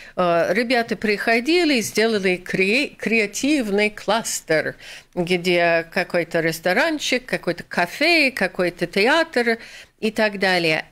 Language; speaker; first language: Russian; non-native, fluent; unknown